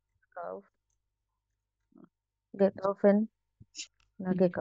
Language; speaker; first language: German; non-native, learner; Bangla